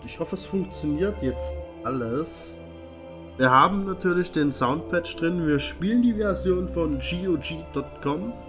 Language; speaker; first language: German; native; German